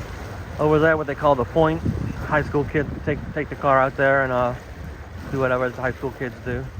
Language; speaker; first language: English; native; English